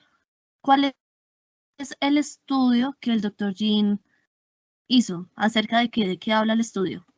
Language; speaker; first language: Spanish; native; Spanish